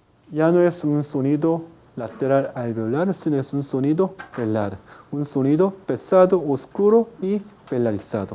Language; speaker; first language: Spanish; non-native, fluent; Korean